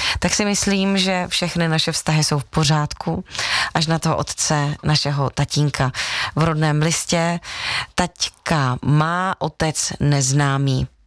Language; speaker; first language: Czech; native; Czech